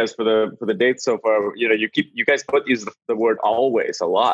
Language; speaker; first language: English; non-native, local second language; Hindi